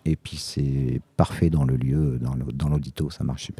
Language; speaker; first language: French; native; French